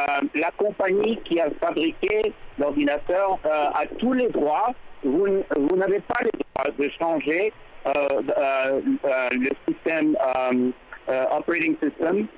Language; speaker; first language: French; non-native, fluent; English